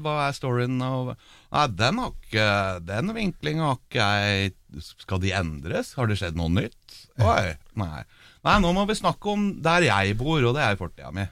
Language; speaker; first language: Norwegian; native; Norwegian